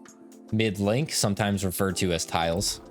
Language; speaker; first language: English; native; English